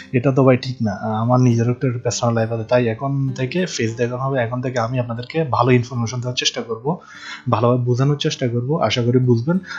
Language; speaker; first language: Bangla; native; Bangla